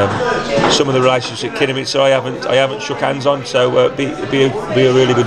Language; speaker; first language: English; native; English